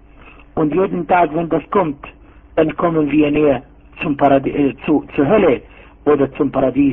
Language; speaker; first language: German; non-native, fluent; Arabic